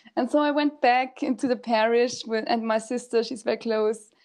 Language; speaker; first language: English; non-native, fluent; German